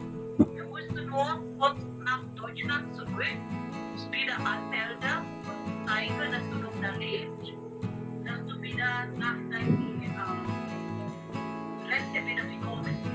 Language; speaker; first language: German; non-native, fluent; Filipino